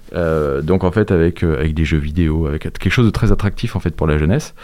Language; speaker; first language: French; native; French